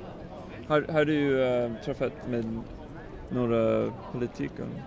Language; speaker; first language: Swedish; non-native, learner; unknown